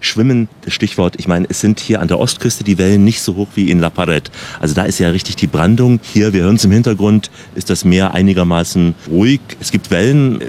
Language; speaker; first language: German; native; German